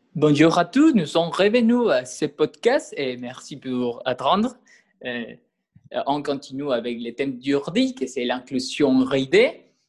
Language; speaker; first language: French; non-native, learner; Spanish